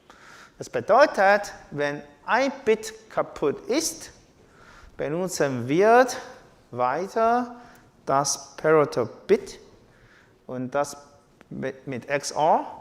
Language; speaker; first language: German; non-native, learner; Chinese